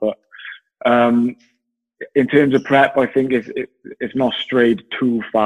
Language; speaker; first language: English; native; English